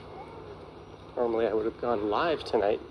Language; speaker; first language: English; native; English